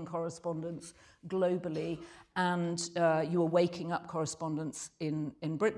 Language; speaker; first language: English; native; English